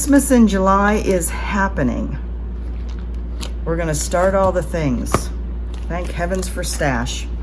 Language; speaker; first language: English; native; English